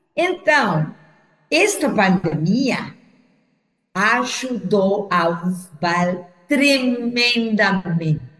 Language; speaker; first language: Portuguese; non-native, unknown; Spanish